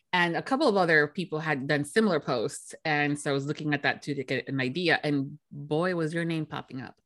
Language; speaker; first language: English; native; English